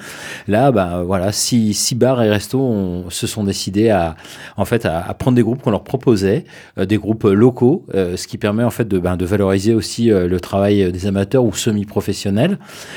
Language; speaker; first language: French; native; French